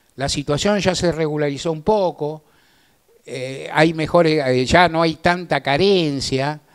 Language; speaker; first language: Spanish; native; Spanish